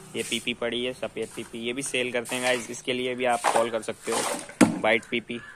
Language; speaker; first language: Hindi; native; Hindi